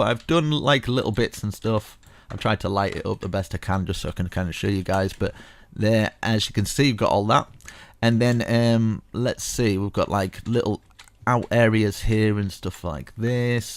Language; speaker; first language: English; native; English